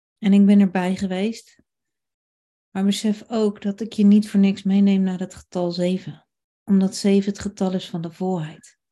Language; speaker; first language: Dutch; native; Dutch